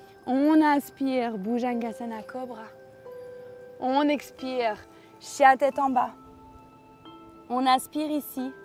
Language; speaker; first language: French; native; French